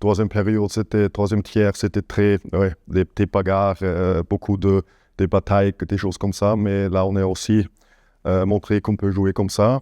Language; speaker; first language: French; non-native, fluent; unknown